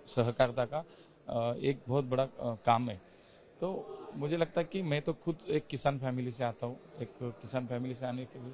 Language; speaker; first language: Hindi; non-native, local second language; Marathi